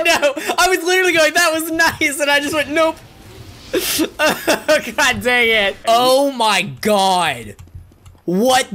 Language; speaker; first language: English; native; English